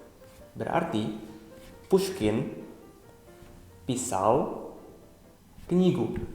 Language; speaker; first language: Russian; non-native, fluent; Indonesian